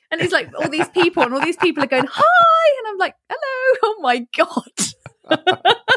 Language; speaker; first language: English; native; English